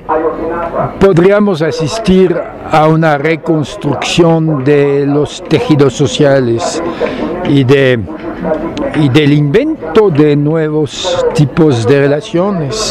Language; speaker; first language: Spanish; non-native, fluent; French